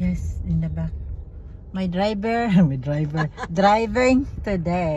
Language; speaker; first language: English; non-native, learner; Filipino